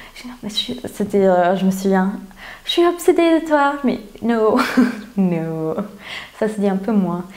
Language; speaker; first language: French; non-native, fluent; English